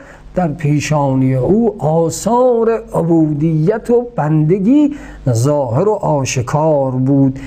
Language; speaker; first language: Persian; native; Persian